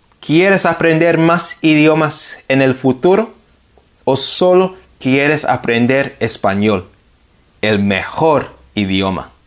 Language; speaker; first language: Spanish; non-native, fluent; English